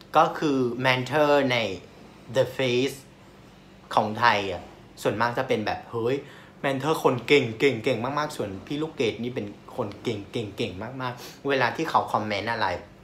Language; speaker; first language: Thai; non-native, fluent; Vietnamese